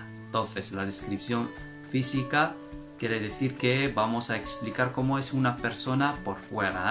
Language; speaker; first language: Spanish; non-native, fluent; Arabic